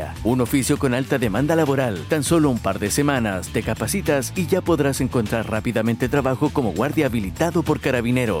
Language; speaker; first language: Spanish; native; Spanish